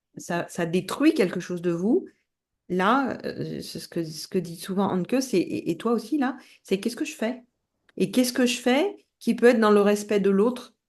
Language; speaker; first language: French; native; French